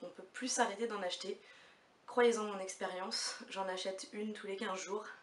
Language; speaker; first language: French; native; French